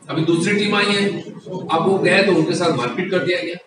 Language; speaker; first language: Hindi; non-native, local second language; Bangla